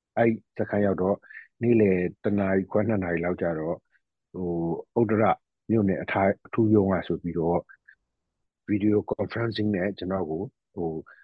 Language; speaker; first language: Burmese; native; Burmese